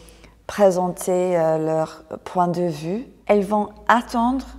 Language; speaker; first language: French; non-native, fluent; English